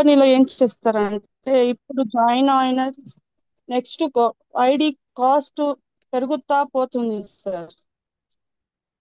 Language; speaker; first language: Telugu; non-native, learner; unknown